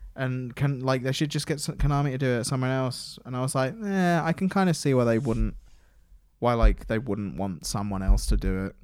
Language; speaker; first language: English; native; English